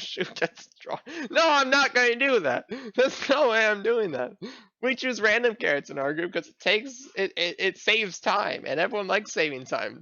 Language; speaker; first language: English; native; English